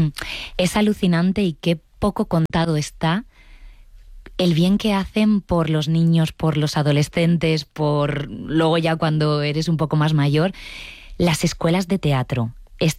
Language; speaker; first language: Spanish; native; Spanish